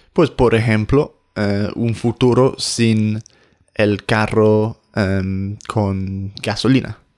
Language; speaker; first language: Spanish; non-native, fluent; English